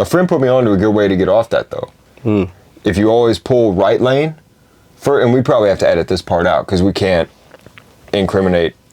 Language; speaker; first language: English; native; English